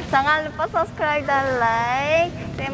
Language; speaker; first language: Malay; non-native, learner; Korean